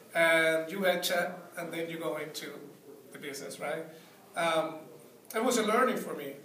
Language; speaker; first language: English; non-native, fluent; Spanish